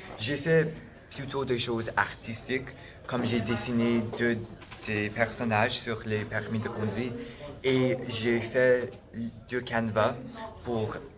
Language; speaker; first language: French; non-native, local second language; English